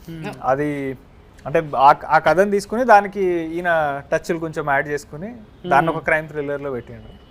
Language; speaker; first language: Telugu; native; Telugu